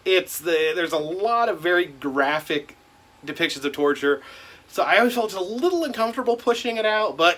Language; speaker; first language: English; native; English